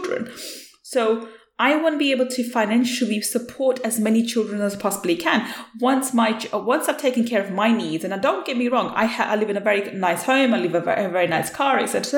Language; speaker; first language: English; native; English